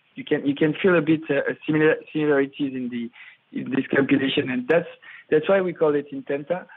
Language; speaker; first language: English; non-native, fluent; French